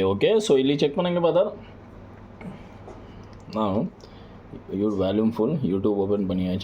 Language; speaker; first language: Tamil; non-native, learner; Kannada